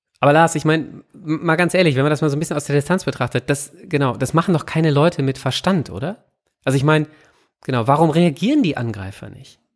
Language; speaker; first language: German; native; German